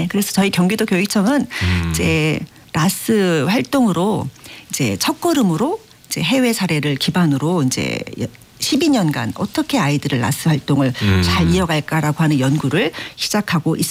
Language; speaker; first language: Korean; native; Korean